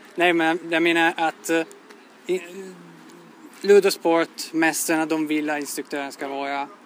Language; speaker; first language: Swedish; non-native, fluent; Italian